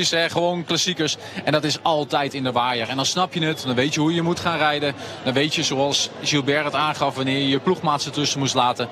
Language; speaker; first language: Dutch; native; Dutch